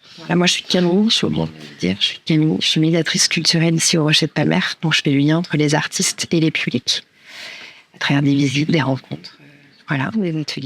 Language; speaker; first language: French; native; French